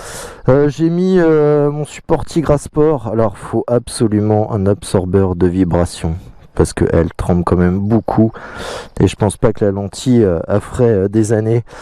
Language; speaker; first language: French; native; French